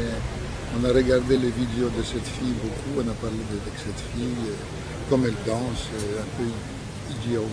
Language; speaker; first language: French; non-native, fluent; Russian